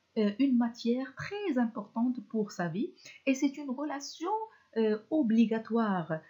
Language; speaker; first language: French; non-native, local second language; Arabic